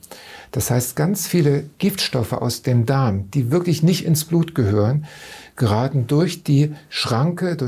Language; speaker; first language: German; native; German